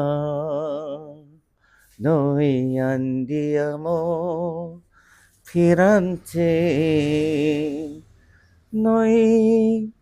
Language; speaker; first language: Italian; non-native, learner; Bangla